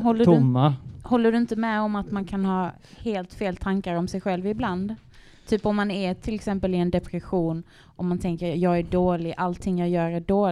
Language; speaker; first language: Swedish; native; Swedish